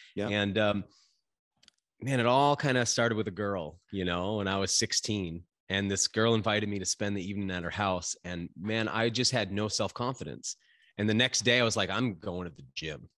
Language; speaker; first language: English; native; English